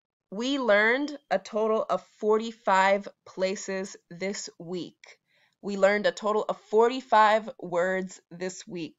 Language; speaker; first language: English; native; English